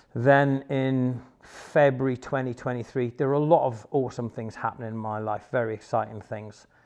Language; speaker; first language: English; native; English